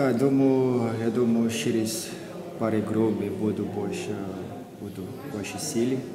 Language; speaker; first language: Russian; non-native, learner; Portuguese